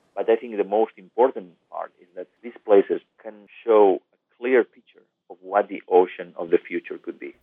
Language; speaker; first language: English; non-native, fluent; Spanish